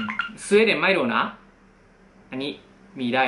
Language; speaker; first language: Thai; non-native, fluent; Japanese